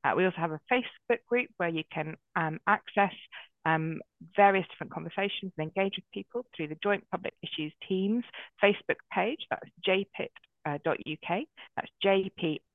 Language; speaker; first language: English; native; English